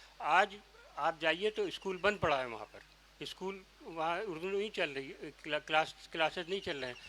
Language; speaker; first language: Urdu; native; Urdu